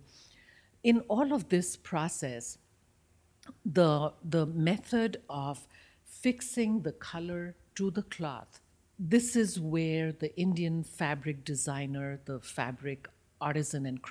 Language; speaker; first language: English; non-native, local second language; Bangla